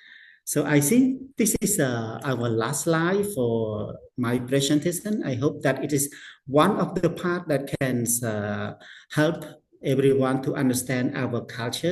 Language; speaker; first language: English; non-native, learner; Khmer